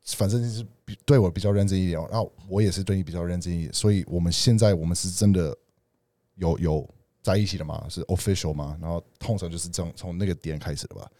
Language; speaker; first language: Chinese; non-native, fluent; English